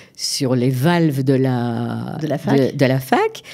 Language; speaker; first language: French; native; French